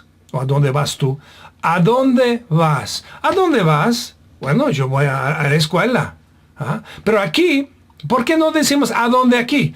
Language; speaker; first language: Spanish; non-native, fluent; English